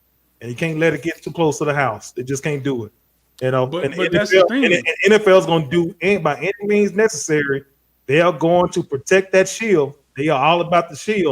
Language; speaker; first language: English; native; English